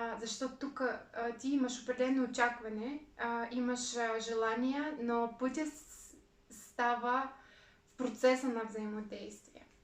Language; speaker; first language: Bulgarian; non-native, fluent; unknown